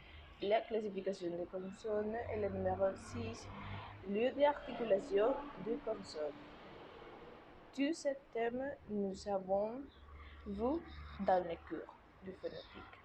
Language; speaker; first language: French; non-native, learner; Spanish